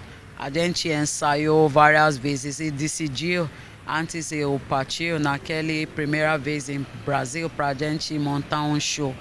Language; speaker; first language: Portuguese; non-native, fluent; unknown